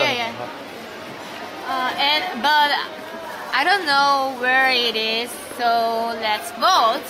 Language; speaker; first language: English; non-native, learner; Korean